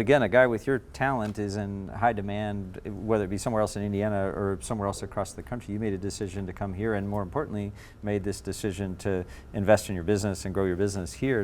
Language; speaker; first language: English; native; English